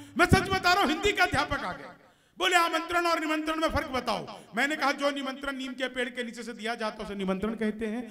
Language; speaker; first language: Hindi; native; Hindi